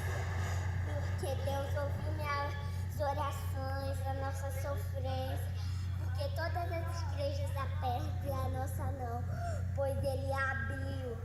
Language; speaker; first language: Portuguese; non-native, local second language; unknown